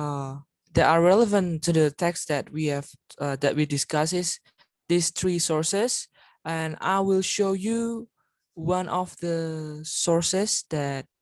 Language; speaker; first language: English; non-native, learner; Indonesian